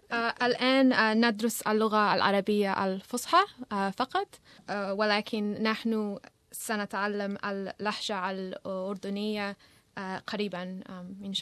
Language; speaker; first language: Arabic; non-native, learner; English